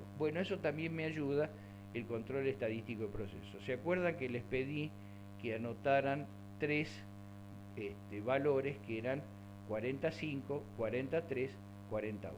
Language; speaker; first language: Spanish; native; Spanish